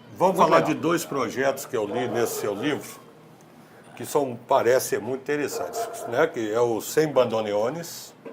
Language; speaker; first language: Portuguese; native; Portuguese